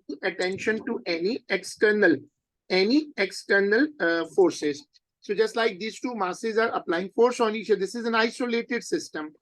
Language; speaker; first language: English; non-native, local second language; Urdu